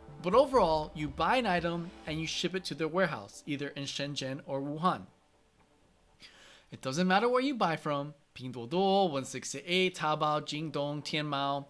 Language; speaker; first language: English; native; English